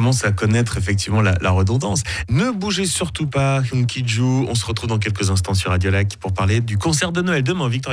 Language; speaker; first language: French; native; French